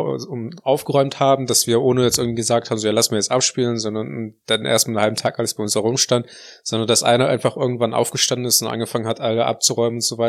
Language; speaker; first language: German; native; German